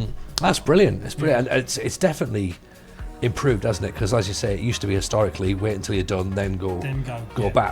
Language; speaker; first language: English; native; English